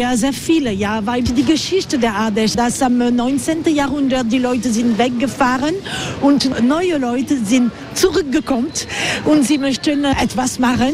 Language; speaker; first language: German; non-native, fluent; French